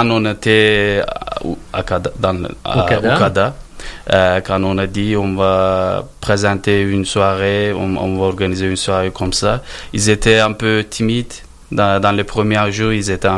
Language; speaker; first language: French; non-native, learner; Turkish